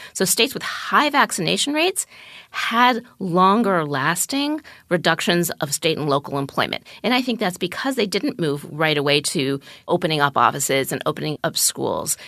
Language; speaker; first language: English; native; English